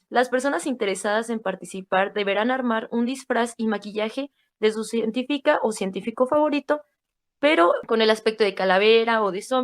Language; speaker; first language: Spanish; native; Spanish